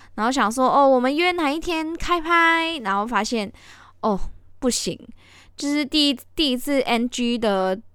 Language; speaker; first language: Chinese; native; Chinese